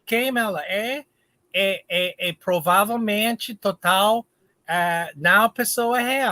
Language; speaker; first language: Portuguese; non-native, learner; English